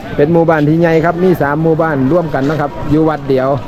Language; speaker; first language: Thai; native; Thai